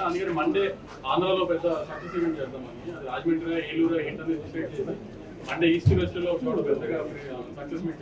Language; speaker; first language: Telugu; native; Telugu